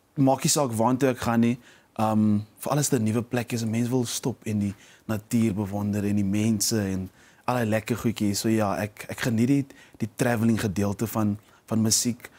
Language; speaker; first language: Afrikaans; early bilingual, heritage; Afrikaans